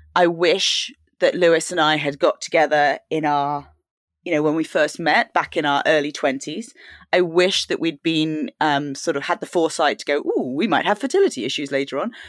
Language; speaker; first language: English; native; English